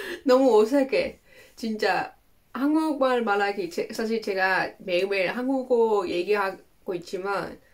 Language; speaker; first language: Korean; non-native, learner; Dutch